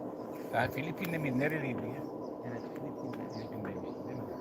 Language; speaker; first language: Turkish; native; Turkish